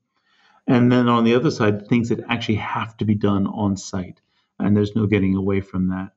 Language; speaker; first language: English; native; English